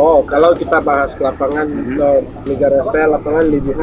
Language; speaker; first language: Indonesian; non-native, fluent; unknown